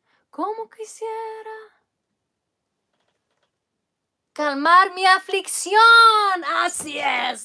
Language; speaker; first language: Spanish; non-native, fluent; English